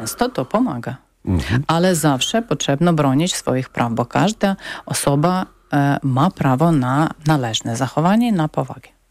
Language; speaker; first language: Polish; non-native, learner; Ukrainian